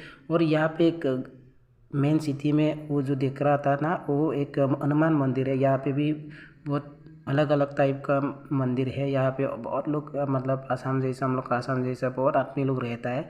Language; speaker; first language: Hindi; non-native, local second language; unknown